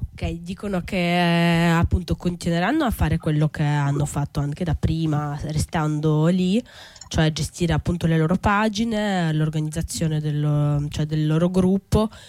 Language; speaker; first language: Italian; native; Italian